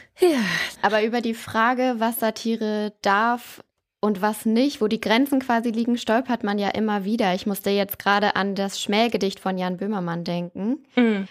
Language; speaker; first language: German; native; German